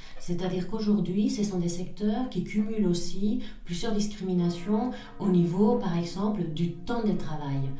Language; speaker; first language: French; non-native, fluent; Spanish